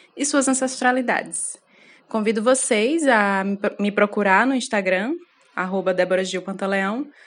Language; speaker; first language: Portuguese; native; Portuguese